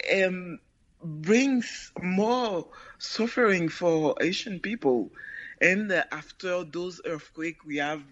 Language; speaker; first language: English; non-native, learner; Haitian Creole